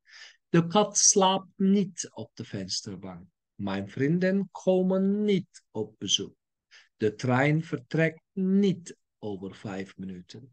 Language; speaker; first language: Dutch; non-native, fluent; Turkish